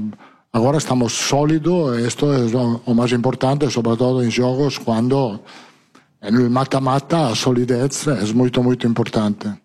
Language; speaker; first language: Portuguese; non-native, learner; Italian